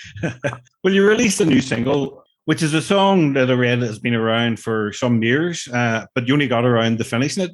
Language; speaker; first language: English; native; English